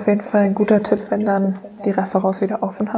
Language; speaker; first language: German; native; German